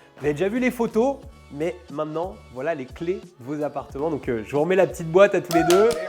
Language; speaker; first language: French; native; French